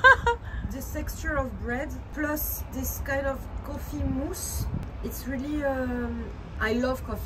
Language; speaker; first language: English; non-native, learner; French